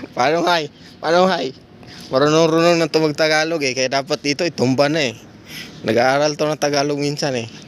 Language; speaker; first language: Filipino; non-native, local second language; Cebuano